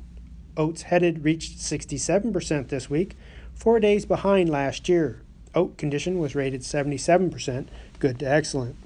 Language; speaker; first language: English; native; English